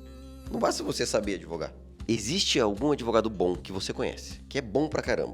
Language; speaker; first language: Portuguese; native; Portuguese